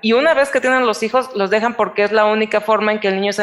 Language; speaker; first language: Spanish; native; Spanish